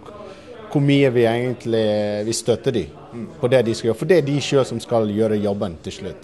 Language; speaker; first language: Norwegian; non-native, fluent; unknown